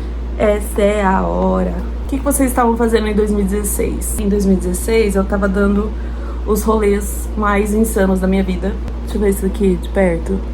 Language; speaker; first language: Portuguese; native; Portuguese